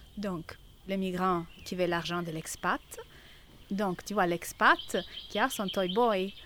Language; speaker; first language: French; non-native, fluent; Italian